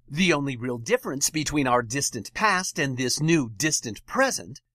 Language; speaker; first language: English; native; English